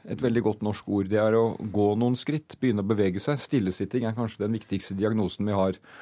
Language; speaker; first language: Norwegian; native; Norwegian